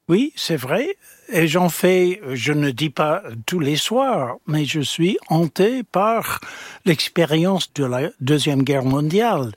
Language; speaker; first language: French; non-native, fluent; English